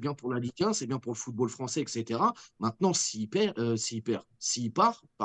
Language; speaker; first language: French; native; French